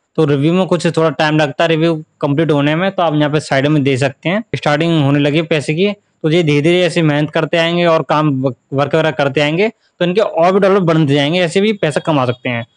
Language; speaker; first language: Hindi; native; Hindi